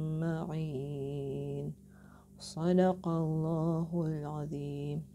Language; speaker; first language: Arabic; non-native, learner; Indonesian